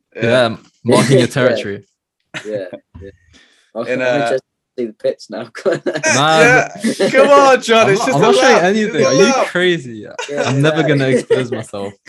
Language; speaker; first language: English; native; English